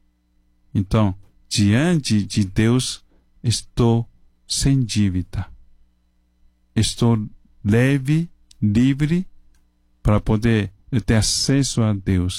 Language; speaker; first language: Portuguese; non-native, fluent; Chinese